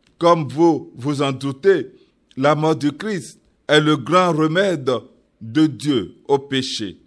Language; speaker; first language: French; non-native, local second language; Yoruba